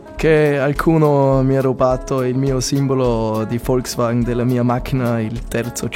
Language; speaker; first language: Italian; non-native, learner; German